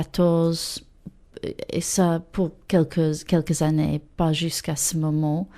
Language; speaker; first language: French; non-native, fluent; English